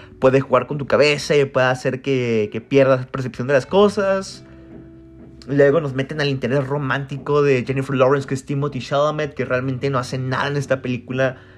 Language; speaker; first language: Spanish; native; Spanish